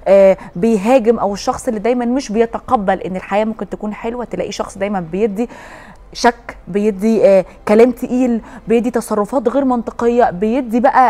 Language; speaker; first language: Arabic; native; Arabic